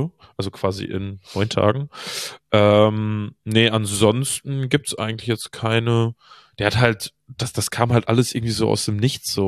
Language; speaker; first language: German; native; German